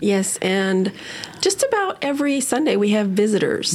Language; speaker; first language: English; early bilingual, other home language; Spanish